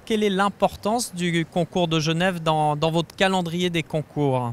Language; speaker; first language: French; native; French